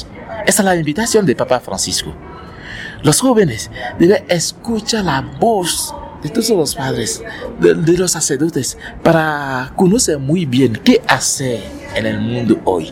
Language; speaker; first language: Spanish; non-native, learner; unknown